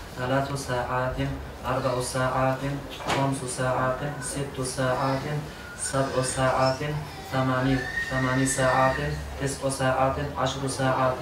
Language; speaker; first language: Arabic; non-native, learner; Uzbek